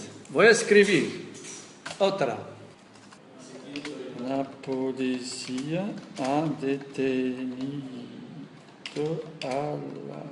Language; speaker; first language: Spanish; non-native, fluent; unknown